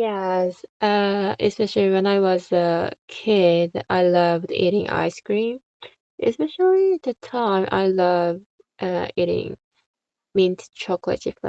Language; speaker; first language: English; non-native, fluent; Korean